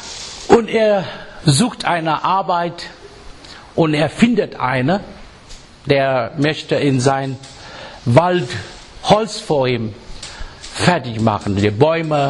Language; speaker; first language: German; non-native, learner; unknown